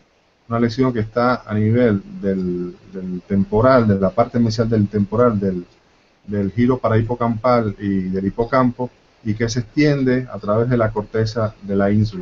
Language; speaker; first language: Spanish; native; Spanish